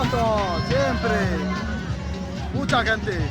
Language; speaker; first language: Spanish; non-native, learner; Bangla